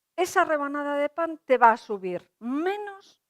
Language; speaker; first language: Spanish; non-native, local second language; Galician